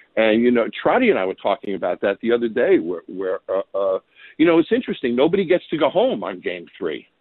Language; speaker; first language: English; native; English